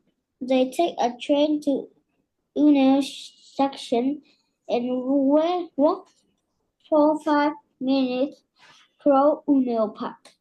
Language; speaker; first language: English; non-native, learner; Vietnamese